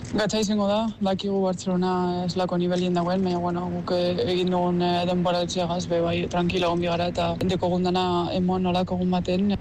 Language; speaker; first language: Basque; native; Basque